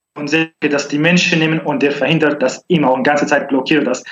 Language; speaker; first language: German; non-native, learner; Arabic